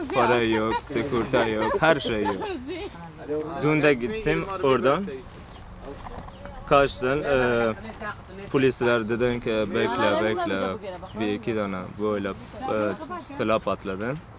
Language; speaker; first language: Turkish; non-native, learner; Persian